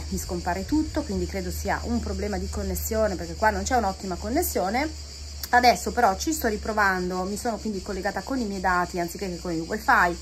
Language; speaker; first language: Italian; native; Italian